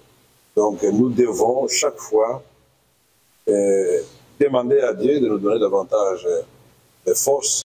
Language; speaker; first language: French; non-native, local second language; Swahili